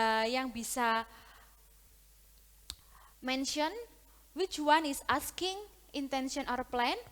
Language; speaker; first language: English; non-native, learner; Indonesian